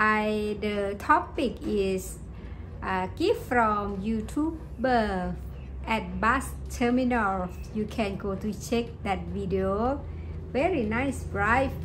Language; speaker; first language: English; non-native, learner; Thai